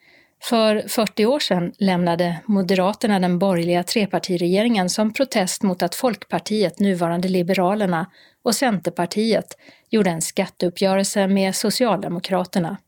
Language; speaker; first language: Swedish; native; Swedish